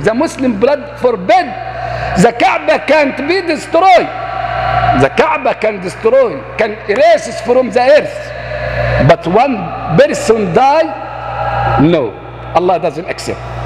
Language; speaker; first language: English; non-native, learner; Arabic